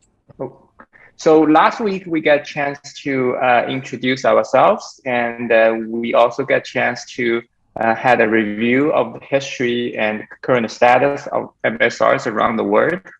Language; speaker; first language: English; non-native, fluent; Chinese